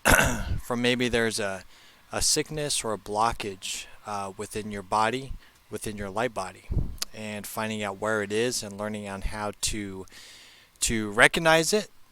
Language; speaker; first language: English; native; English